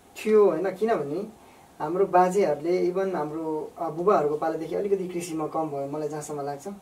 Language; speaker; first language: Nepali; native; Nepali